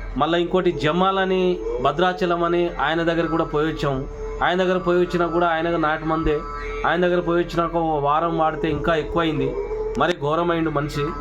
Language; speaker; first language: Telugu; non-native, local second language; Lambadi